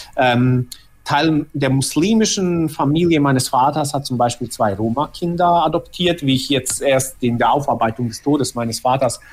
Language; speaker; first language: German; early bilingual, other home language; Bosnian